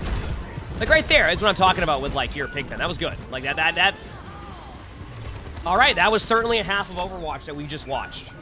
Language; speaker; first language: English; native; English